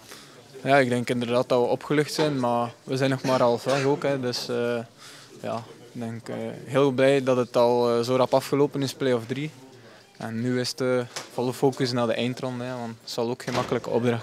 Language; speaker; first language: Dutch; native; Dutch